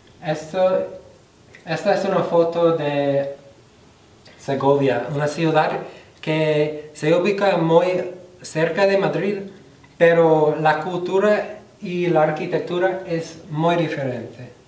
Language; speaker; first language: Spanish; non-native, fluent; English